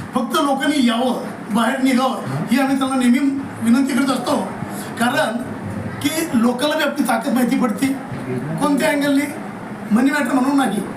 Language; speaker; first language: Marathi; non-native, local second language; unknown